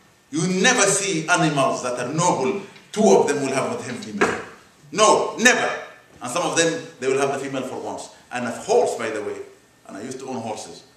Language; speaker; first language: English; non-native, fluent; Arabic